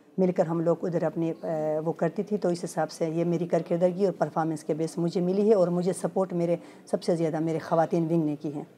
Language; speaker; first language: Urdu; non-native, local second language; Khowar